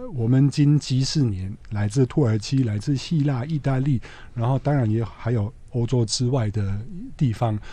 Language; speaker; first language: Chinese; non-native, fluent; German